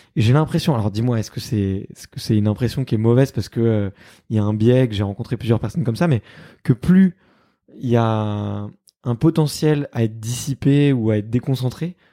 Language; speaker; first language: French; native; French